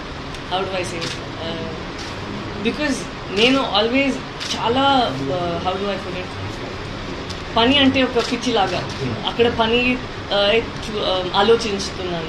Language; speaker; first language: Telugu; non-native, learner; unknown